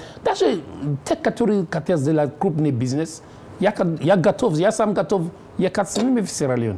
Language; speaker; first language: Russian; non-native, learner; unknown